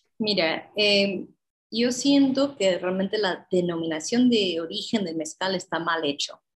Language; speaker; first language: Spanish; non-native, fluent; English